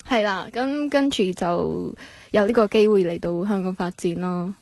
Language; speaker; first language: Cantonese; non-native, learner; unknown